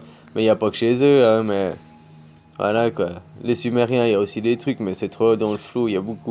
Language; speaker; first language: French; native; French